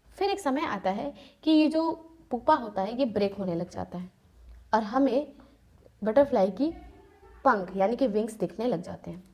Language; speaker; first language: Hindi; native; Hindi